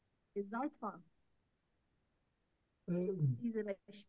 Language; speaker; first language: German; non-native, learner; Turkish